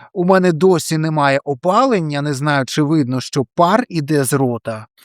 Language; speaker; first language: Ukrainian; native; Ukrainian